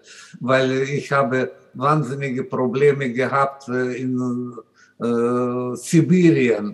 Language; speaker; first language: German; non-native, learner; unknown